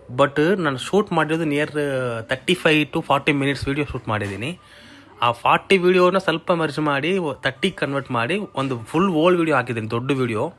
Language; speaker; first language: Kannada; non-native, fluent; Tamil